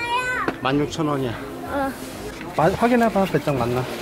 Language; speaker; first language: Korean; native; Korean